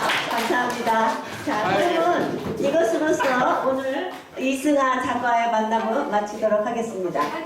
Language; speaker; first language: Korean; native; Korean